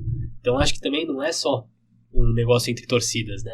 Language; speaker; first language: Portuguese; native; Portuguese